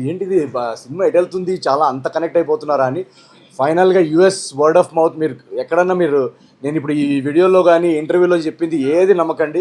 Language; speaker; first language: Telugu; native; Telugu